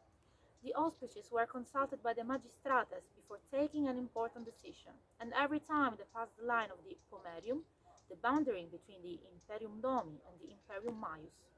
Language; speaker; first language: English; non-native, fluent; Italian